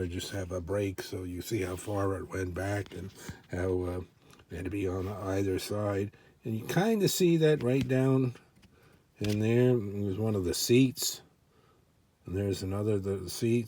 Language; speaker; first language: English; native; English